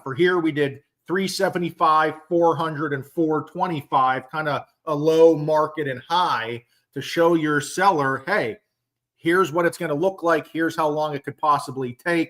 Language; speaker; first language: English; native; English